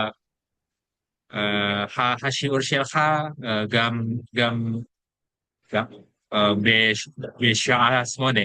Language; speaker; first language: Hebrew; non-native, fluent; Indonesian